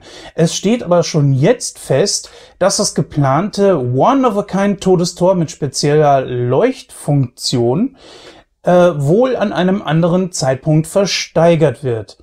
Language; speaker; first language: German; native; German